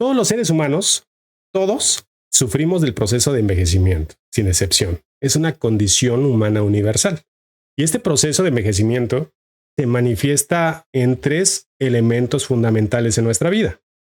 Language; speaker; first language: Spanish; native; Spanish